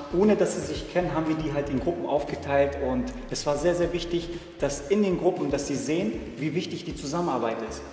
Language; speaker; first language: German; early bilingual, other home language; Serbian